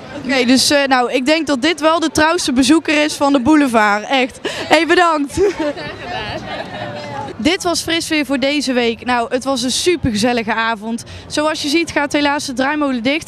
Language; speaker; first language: Dutch; native; Dutch